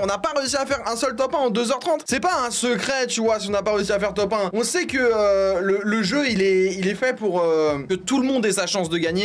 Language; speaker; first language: French; native; French